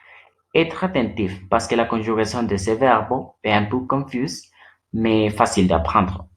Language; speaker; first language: French; non-native, learner; Spanish